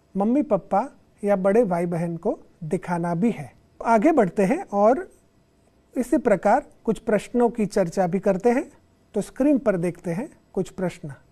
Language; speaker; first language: Hindi; non-native, local second language; Gujarati